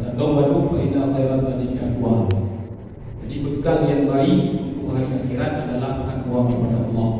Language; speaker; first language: Malay; non-native, local second language; Achinese